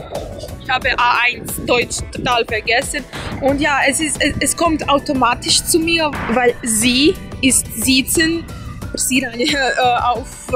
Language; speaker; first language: German; non-native, fluent; Bosnian